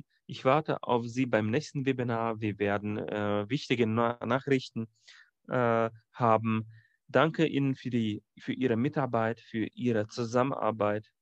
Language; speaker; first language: German; non-native, fluent; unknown